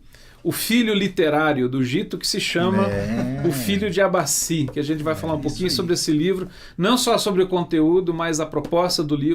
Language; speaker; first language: Portuguese; native; Portuguese